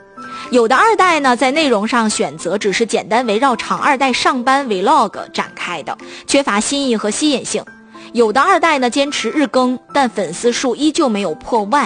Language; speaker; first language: Chinese; native; Chinese